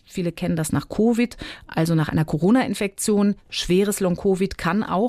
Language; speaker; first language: German; native; German